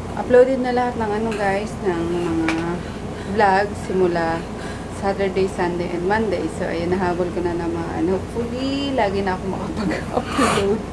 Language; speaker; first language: Filipino; native; Filipino